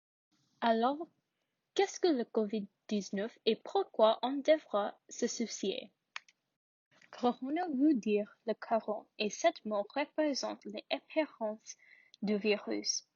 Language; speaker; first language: French; non-native, learner; English